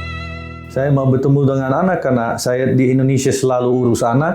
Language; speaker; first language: Indonesian; non-native, fluent; Dutch